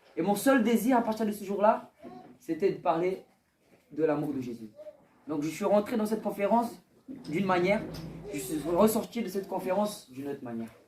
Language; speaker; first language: French; early bilingual, other home language; Portuguese